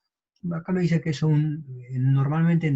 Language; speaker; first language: Spanish; native; Spanish